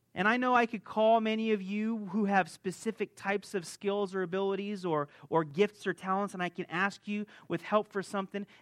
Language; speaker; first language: English; native; English